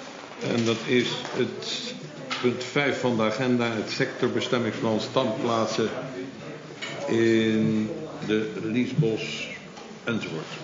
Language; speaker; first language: Dutch; native; Dutch